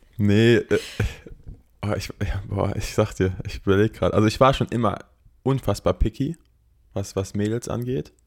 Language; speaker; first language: German; native; German